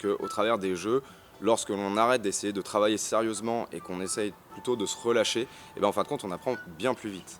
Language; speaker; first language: French; native; French